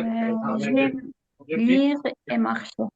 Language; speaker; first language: French; non-native, learner; Azerbaijani